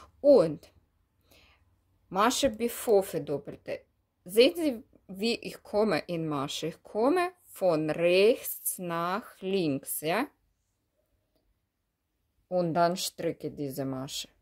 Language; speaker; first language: German; non-native, learner; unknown